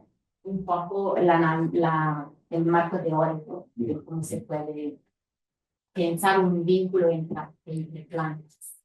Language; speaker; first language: Spanish; non-native, fluent; Italian